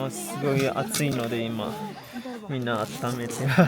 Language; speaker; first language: Japanese; non-native, learner; Nepali